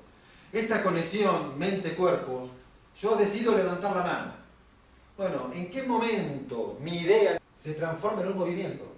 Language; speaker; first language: Spanish; native; Spanish